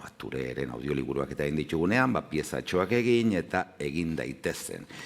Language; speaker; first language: Basque; native; Basque